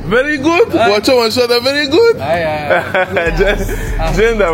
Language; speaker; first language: Chinese; non-native, fluent; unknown